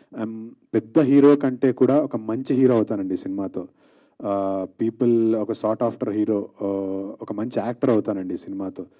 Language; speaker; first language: Telugu; native; Telugu